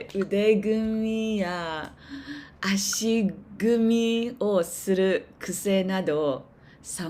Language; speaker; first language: Japanese; non-native, learner; English